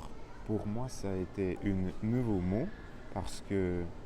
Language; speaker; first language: French; non-native, learner; Russian